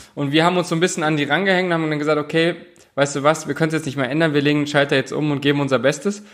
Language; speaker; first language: German; native; German